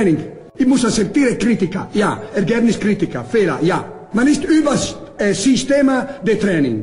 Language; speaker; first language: German; non-native, learner; Italian